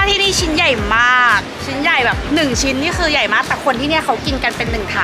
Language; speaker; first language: Thai; native; Thai